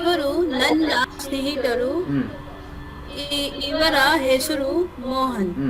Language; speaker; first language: Kannada; non-native, learner; Bhojpuri